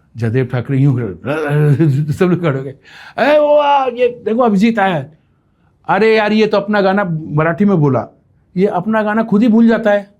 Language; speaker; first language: Hindi; non-native, local second language; Bangla